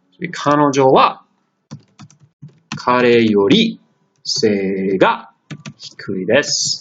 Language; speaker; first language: Japanese; non-native, fluent; English